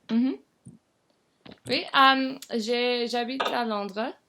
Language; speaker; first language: French; non-native, learner; English